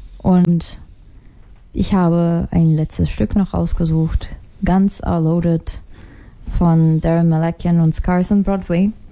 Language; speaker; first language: German; non-native, fluent; Ukrainian